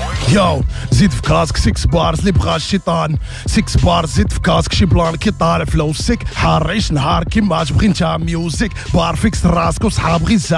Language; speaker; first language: Arabic; native; Arabic